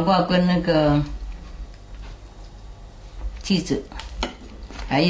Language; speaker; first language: Chinese; non-native, fluent; Vietnamese